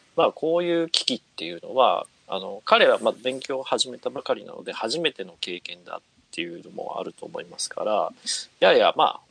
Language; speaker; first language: Japanese; native; Japanese